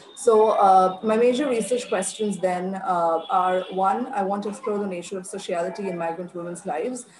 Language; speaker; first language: English; non-native, local second language; Bangla